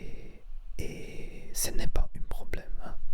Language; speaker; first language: French; non-native, learner; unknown